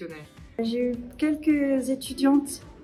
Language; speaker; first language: French; non-native, fluent; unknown